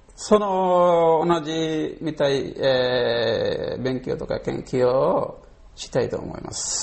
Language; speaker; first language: Japanese; non-native, learner; Bangla